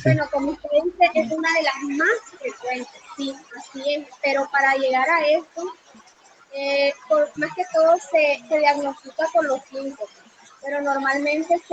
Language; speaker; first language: Spanish; native; Spanish